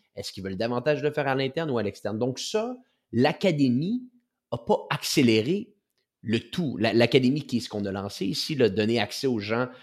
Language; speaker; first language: French; native; French